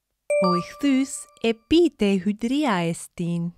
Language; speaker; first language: Greek; non-native, fluent; English